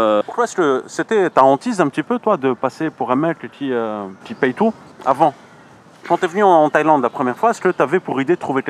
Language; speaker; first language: French; native; French